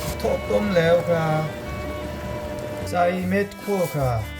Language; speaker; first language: Thai; non-native, learner; Korean